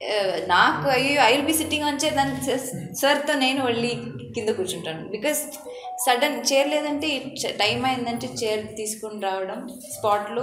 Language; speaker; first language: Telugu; non-native, learner; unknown